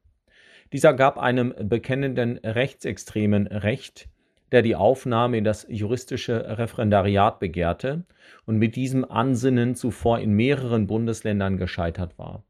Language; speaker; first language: German; native; German